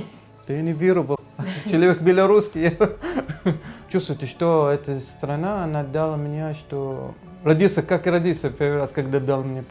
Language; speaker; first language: Russian; non-native, learner; Arabic